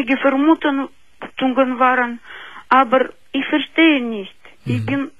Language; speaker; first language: German; non-native, fluent; Russian